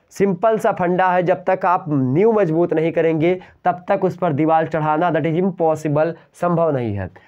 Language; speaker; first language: Hindi; native; Hindi